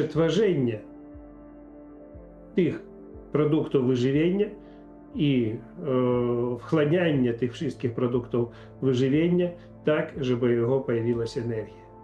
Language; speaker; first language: Polish; non-native, fluent; Ukrainian